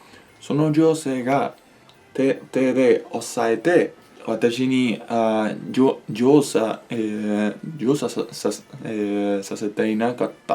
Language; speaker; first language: Japanese; non-native, learner; Spanish